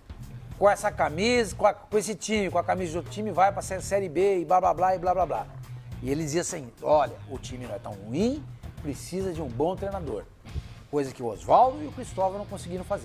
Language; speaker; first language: Portuguese; native; Portuguese